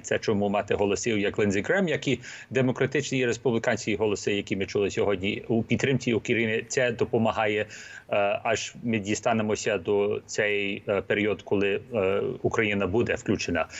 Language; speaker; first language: Ukrainian; early bilingual, heritage; Ukrainian